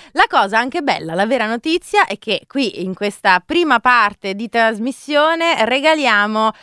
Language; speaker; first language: Italian; native; Italian